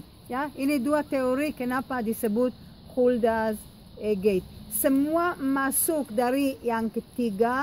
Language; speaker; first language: Indonesian; non-native, fluent; Hebrew